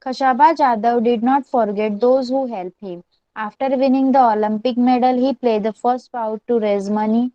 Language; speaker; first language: English; non-native, local second language; Marathi